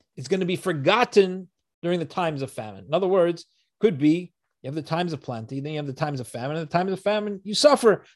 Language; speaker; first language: English; native; English